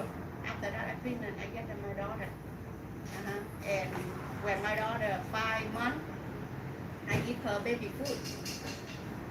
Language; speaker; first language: English; non-native, learner; Vietnamese